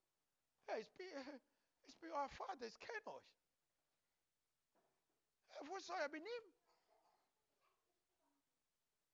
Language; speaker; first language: German; non-native, learner; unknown